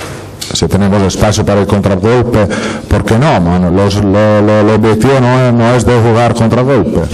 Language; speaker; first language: Spanish; non-native, fluent; Italian